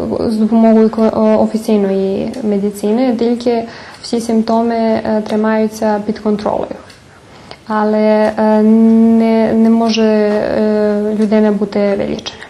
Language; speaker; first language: Ukrainian; early bilingual, heritage; Ukrainian